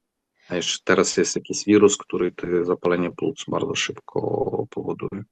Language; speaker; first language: Polish; non-native, fluent; Ukrainian